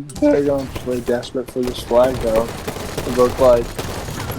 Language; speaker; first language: English; native; English